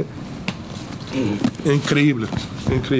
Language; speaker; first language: Portuguese; non-native, learner; English